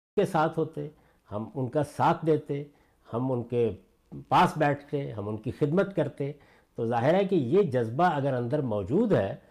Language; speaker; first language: Urdu; non-native, local second language; Punjabi